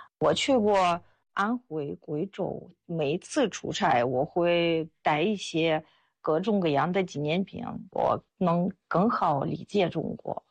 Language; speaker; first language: Chinese; non-native, fluent; Russian